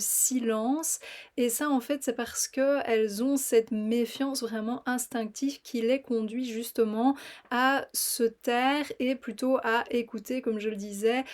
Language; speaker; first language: French; native; French